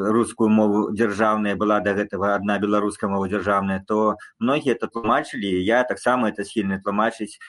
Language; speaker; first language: Belarusian; non-native, local second language; Russian